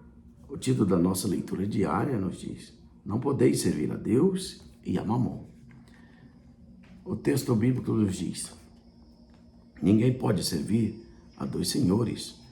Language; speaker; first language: Portuguese; native; Portuguese